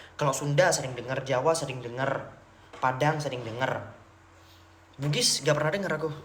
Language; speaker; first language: Indonesian; non-native, local second language; Madurese